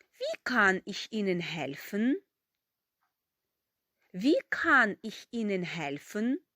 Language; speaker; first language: German; non-native, fluent; Ukrainian